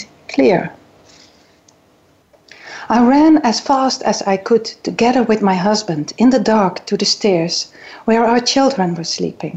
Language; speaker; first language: English; non-native, fluent; Dutch